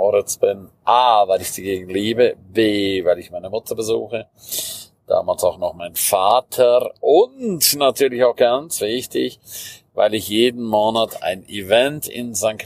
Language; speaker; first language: German; native; German